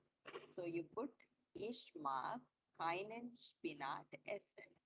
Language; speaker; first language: German; non-native, learner; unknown